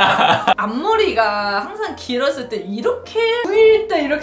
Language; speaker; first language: Korean; non-native, fluent; Cantonese